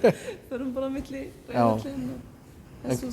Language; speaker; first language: Icelandic; non-native, fluent; Swedish